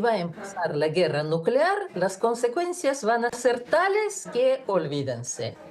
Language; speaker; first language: Spanish; non-native, fluent; Russian